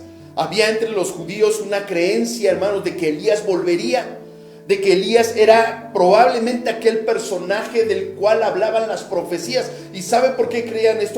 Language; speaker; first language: Spanish; native; Spanish